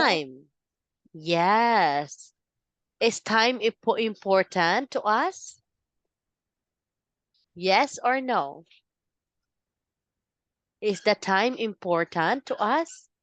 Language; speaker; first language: English; non-native, fluent; Filipino